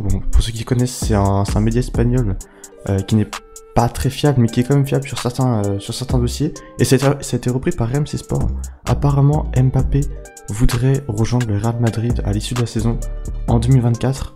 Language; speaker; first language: French; native; French